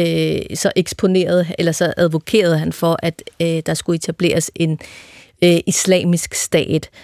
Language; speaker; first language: Danish; native; Danish